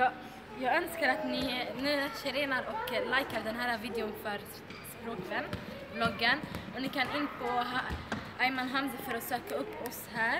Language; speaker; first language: Swedish; early bilingual, other home language; Arabic